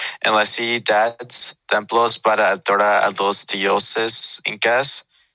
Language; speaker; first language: Spanish; non-native, learner; English